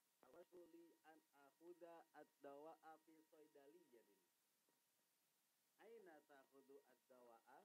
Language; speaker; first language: Arabic; non-native, learner; Indonesian